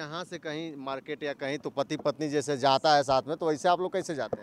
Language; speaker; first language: Hindi; native; Hindi